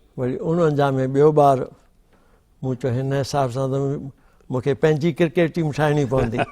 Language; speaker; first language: Sindhi; native; Sindhi